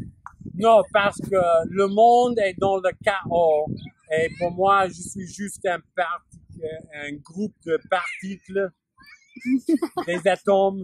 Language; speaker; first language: French; non-native, learner; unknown